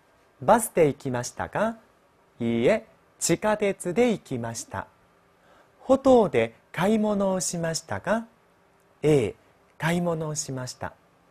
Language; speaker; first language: Japanese; non-native, fluent; Chinese